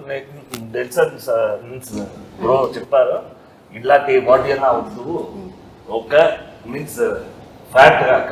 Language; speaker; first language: Telugu; non-native, learner; Tamil